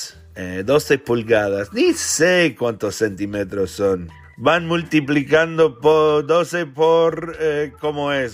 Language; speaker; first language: Spanish; non-native, fluent; English